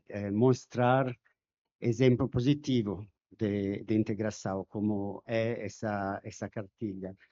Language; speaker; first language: Portuguese; non-native, fluent; Spanish